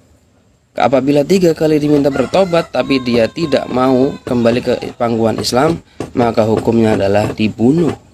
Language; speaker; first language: Indonesian; native; Indonesian